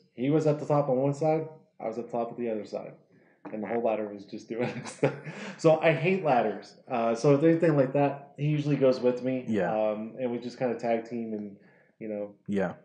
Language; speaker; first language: English; native; English